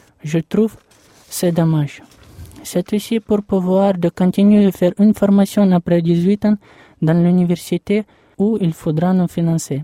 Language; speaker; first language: French; non-native, fluent; Russian